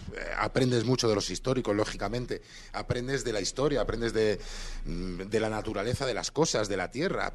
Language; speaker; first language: Spanish; native; Spanish